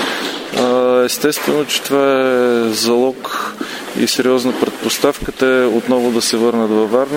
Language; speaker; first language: Bulgarian; native; Bulgarian